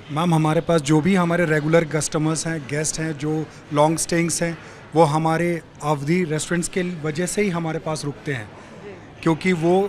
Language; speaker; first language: Hindi; native; Hindi